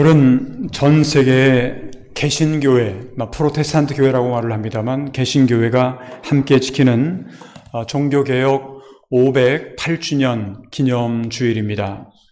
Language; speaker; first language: Korean; native; Korean